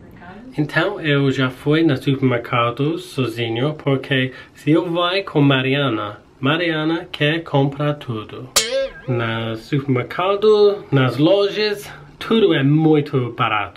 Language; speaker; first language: Portuguese; non-native, learner; English